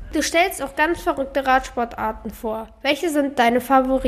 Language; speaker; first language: German; native; German